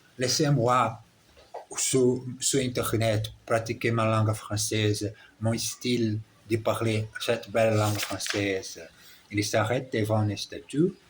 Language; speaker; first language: French; non-native, learner; Portuguese